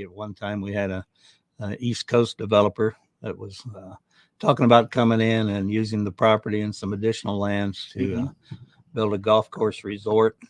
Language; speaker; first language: English; native; English